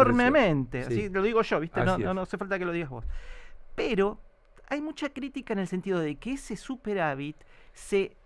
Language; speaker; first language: Spanish; native; Spanish